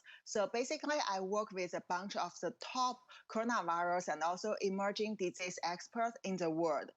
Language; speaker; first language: English; non-native, fluent; Chinese